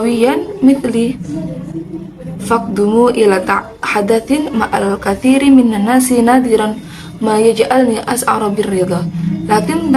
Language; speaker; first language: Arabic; non-native, learner; Indonesian